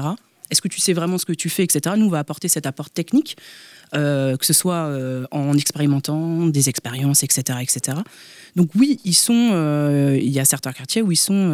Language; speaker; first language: French; native; French